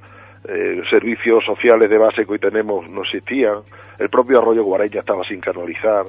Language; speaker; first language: Spanish; native; Spanish